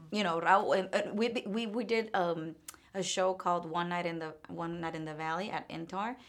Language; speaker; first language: English; non-native, fluent; Spanish